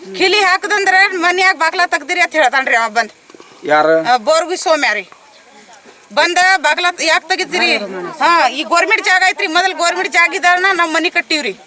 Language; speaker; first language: Kannada; non-native, local second language; Lambadi